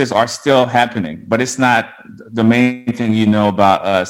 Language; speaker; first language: English; non-native, fluent; Haitian Creole